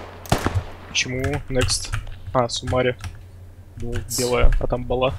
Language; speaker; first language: Russian; native; Russian